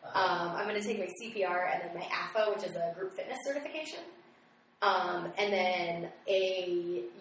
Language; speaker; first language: English; native; English